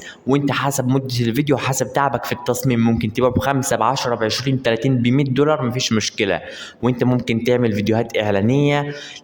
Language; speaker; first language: Arabic; native; Arabic